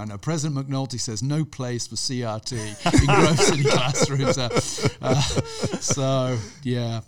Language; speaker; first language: English; native; English